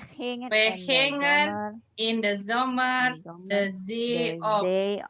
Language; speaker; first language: Dutch; non-native, learner; Indonesian